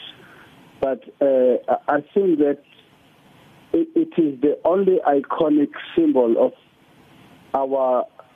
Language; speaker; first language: English; non-native, local second language; Zulu